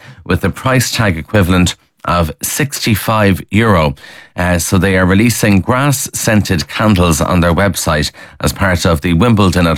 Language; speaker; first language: English; native; English